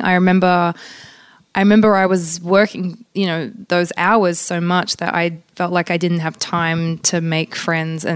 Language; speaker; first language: English; non-native, local second language; Polish